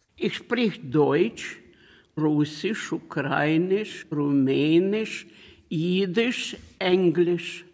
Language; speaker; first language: German; non-native, learner; Ukrainian